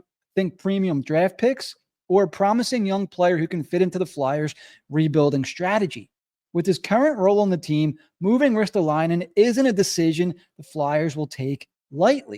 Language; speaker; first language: English; native; English